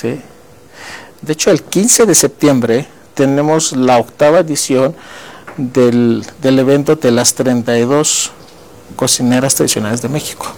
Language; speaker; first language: Spanish; non-native, fluent; Greek